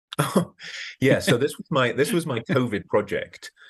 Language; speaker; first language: English; native; English